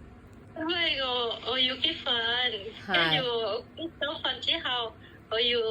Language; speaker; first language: Cantonese; non-native, learner; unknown